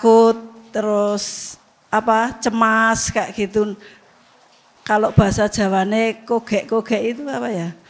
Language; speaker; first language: Indonesian; non-native, local second language; Javanese